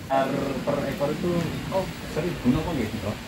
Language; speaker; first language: Indonesian; non-native, local second language; Javanese